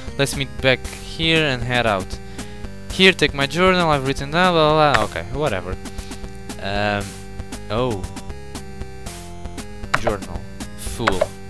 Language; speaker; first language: English; non-native, learner; Portuguese